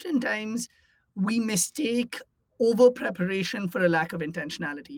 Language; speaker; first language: English; non-native, local second language; Hindi